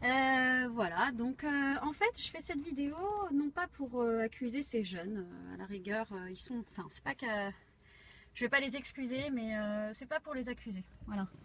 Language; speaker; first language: French; native; French